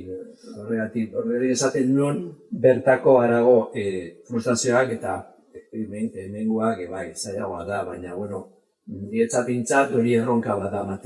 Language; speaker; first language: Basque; non-native, local second language; Spanish